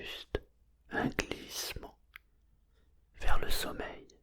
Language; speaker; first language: French; native; French